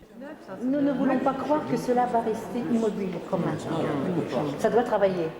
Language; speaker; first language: French; non-native, fluent; Ukrainian